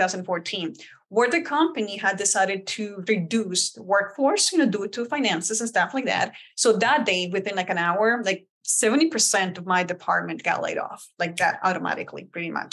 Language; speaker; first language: English; early bilingual, other home language; Spanish